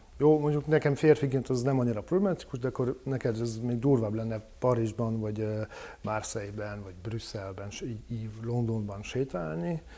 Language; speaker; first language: Hungarian; non-native, fluent; French